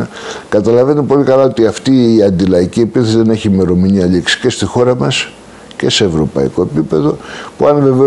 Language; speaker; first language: Greek; native; Greek